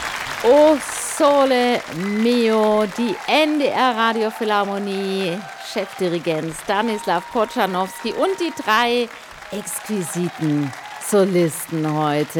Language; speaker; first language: German; native; German